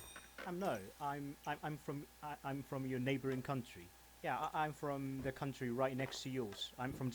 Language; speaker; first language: English; non-native, fluent; Japanese